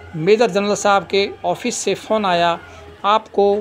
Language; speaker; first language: Hindi; native; Hindi